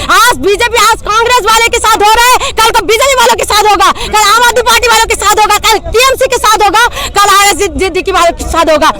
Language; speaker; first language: Hindi; non-native, local second language; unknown